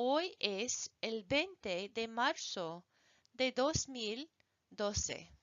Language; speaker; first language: Spanish; non-native, fluent; English